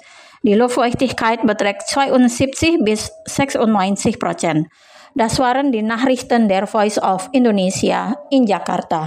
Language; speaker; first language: German; non-native, fluent; Indonesian